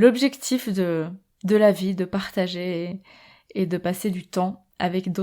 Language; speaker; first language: French; native; French